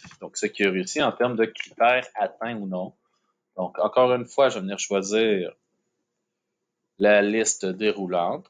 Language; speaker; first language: French; native; French